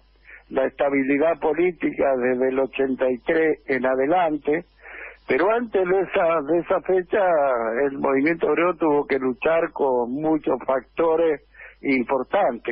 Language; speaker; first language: Spanish; native; Spanish